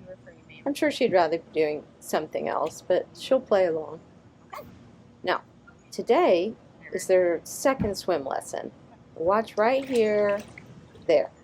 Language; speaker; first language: English; native; English